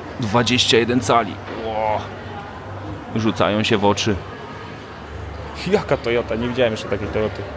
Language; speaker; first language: Polish; native; Polish